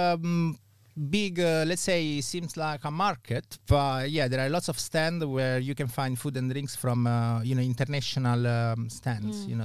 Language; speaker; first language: English; non-native, fluent; Italian